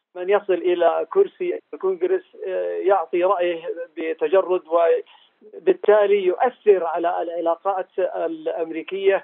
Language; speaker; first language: Arabic; native; Arabic